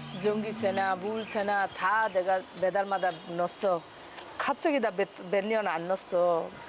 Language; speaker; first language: Korean; non-native, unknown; Bangla